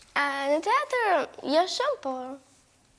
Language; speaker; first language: Albanian; early bilingual, heritage; Albanian